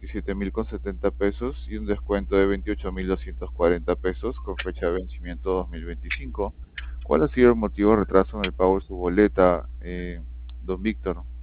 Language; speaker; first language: Spanish; native; Spanish